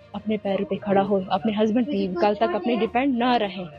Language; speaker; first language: Hindi; native; Hindi